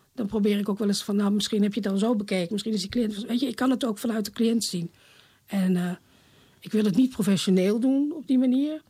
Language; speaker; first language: Dutch; native; Dutch